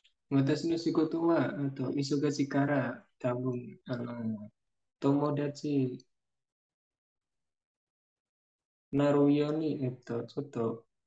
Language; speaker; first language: Japanese; non-native, learner; Javanese